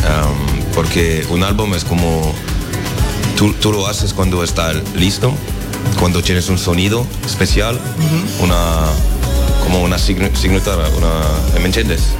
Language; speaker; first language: Spanish; non-native, learner; French